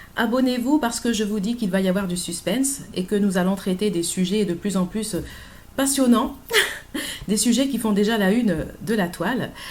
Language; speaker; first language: French; native; French